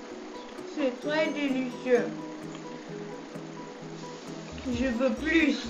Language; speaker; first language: French; non-native, learner; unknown